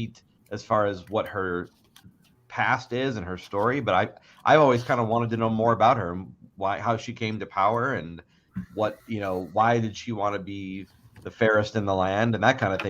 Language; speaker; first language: English; native; English